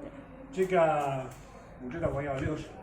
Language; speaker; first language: Chinese; non-native, fluent; Italian